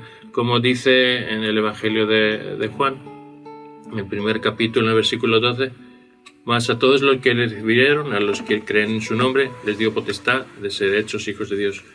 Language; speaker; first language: Spanish; non-native, fluent; Greek